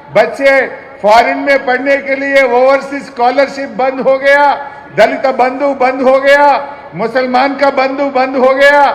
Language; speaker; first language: Hindi; non-native, local second language; Telugu